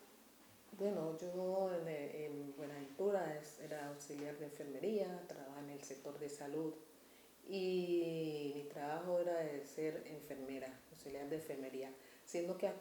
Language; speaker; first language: Spanish; native; Spanish